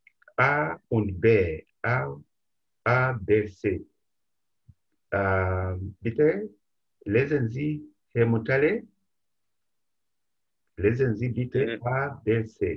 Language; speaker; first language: German; non-native, fluent; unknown